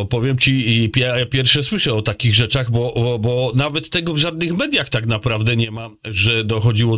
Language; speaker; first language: Polish; native; Polish